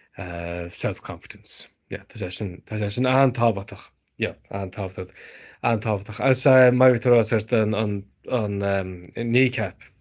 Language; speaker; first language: Irish; native; Irish